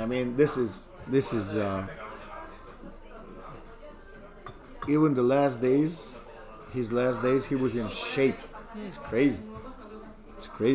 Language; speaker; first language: English; non-native, fluent; Serbian